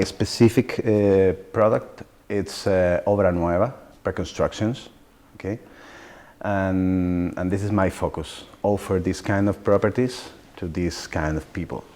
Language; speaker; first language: English; non-native, learner; Spanish